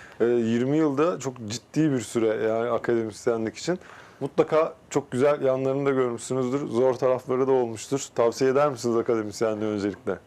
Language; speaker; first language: Turkish; native; Turkish